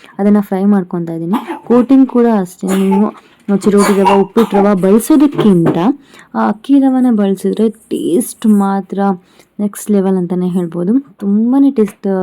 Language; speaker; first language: Kannada; non-native, local second language; Konkani